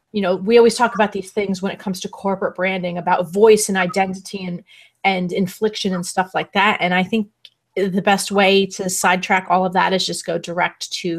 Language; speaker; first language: English; native; English